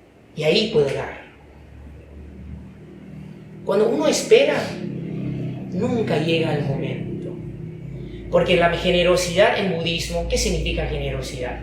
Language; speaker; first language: Spanish; non-native, fluent; Chinese